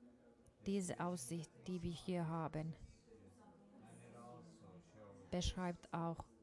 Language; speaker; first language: German; non-native, fluent; Finnish